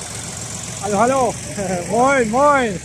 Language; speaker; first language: German; non-native, learner; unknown